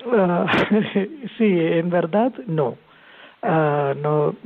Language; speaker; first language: Spanish; non-native, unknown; Malayalam